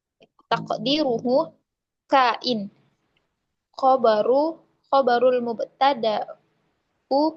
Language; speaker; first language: Arabic; non-native, learner; Indonesian